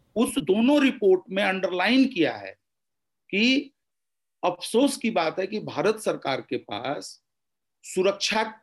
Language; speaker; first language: Hindi; native; Hindi